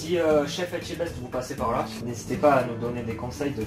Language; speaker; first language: French; native; French